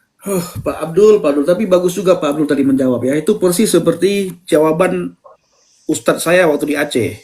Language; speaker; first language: Indonesian; native; Indonesian